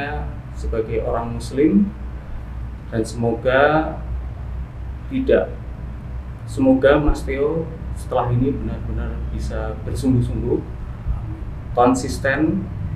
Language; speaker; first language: Indonesian; native; Indonesian